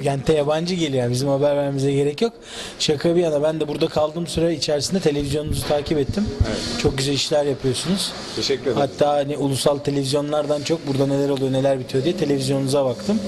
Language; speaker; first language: Turkish; native; Turkish